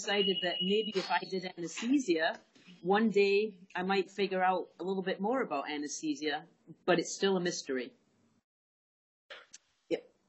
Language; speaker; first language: English; native; English